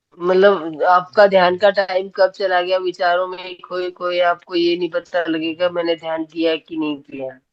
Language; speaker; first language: Hindi; native; Hindi